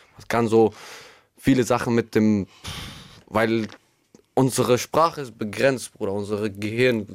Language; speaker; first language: German; non-native, fluent; Albanian